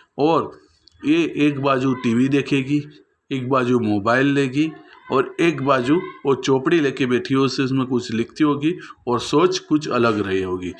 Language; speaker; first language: Hindi; non-native, local second language; Gujarati